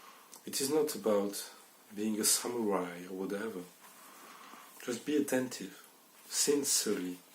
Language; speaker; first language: English; non-native, fluent; French